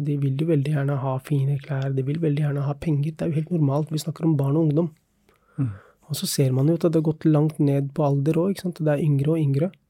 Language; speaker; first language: Norwegian; early bilingual, other home language; Urdu